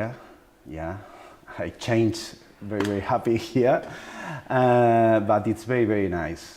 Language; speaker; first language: English; non-native, learner; Spanish